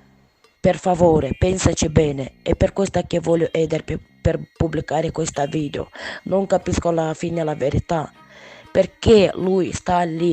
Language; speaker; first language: Italian; non-native, learner; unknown